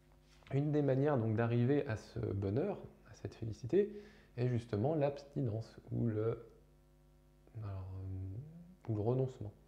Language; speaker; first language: French; native; French